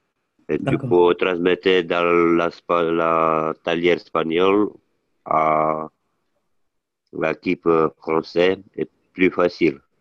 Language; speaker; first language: French; non-native, learner; Italian